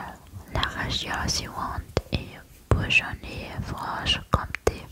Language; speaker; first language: French; non-native, learner; German